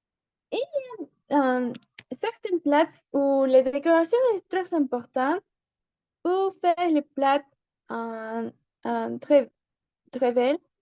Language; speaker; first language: French; non-native, learner; Spanish